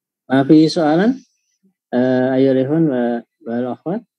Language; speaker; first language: Arabic; non-native, fluent; Indonesian